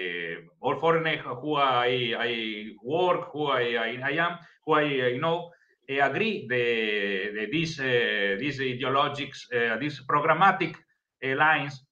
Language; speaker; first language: English; non-native, learner; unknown